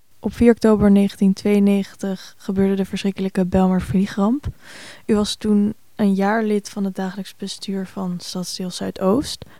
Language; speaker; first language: Dutch; native; Dutch